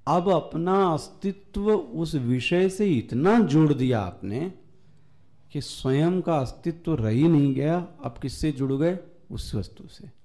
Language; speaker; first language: Hindi; native; Hindi